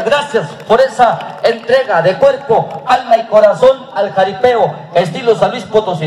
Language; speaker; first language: Spanish; native; Spanish